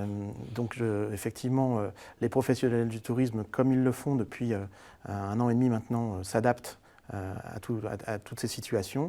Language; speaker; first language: French; native; French